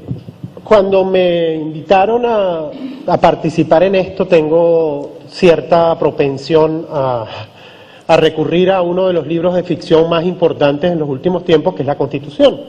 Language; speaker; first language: Spanish; native; Spanish